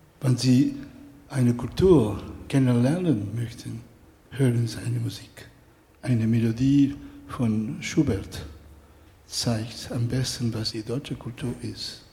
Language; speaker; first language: German; non-native, fluent; Spanish